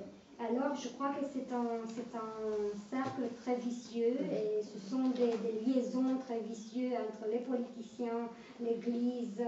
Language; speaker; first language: French; non-native, fluent; Romanian